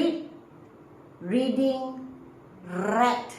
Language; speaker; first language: English; non-native, fluent; Malay